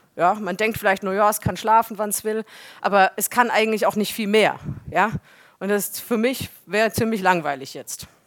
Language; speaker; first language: German; native; German